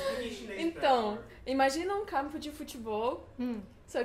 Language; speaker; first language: Portuguese; non-native, fluent; Russian